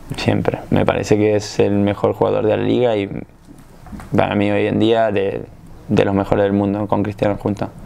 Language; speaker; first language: Spanish; native; Spanish